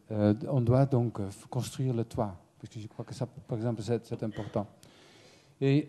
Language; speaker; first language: French; non-native, fluent; Dutch